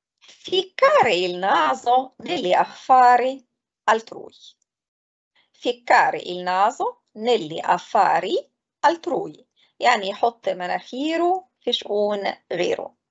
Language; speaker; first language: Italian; non-native, fluent; Arabic